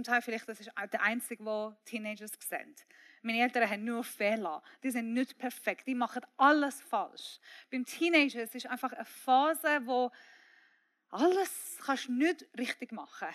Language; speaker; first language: German; non-native, fluent; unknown